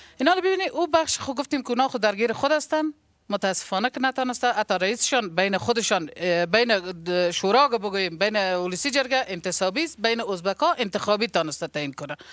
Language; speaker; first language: Persian; native; Persian